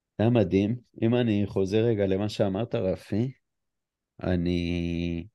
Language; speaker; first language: Hebrew; native; Hebrew